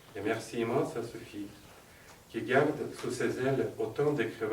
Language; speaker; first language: French; non-native, fluent; Russian